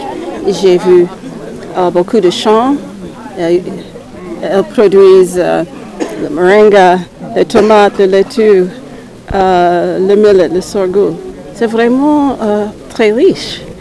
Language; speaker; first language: French; non-native, fluent; English